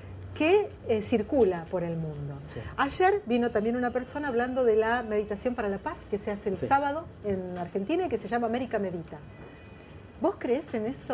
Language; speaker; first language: Spanish; native; Spanish